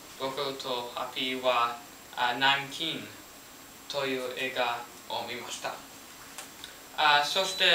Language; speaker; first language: Japanese; non-native, learner; English